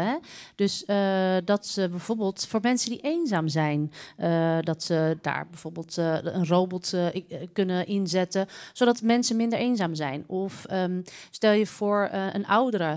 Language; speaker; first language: Dutch; native; Dutch